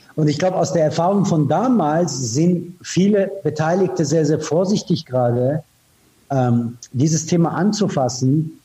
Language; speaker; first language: German; non-native, fluent; Persian